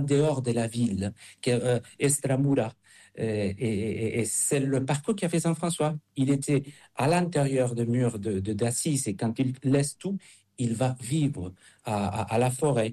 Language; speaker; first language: French; non-native, fluent; Spanish